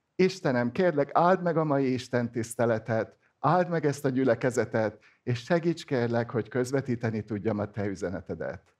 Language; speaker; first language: English; non-native, fluent; Hungarian